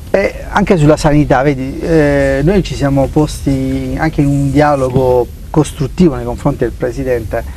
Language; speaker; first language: Italian; native; Italian